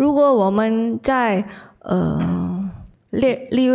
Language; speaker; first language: Chinese; non-native, learner; Indonesian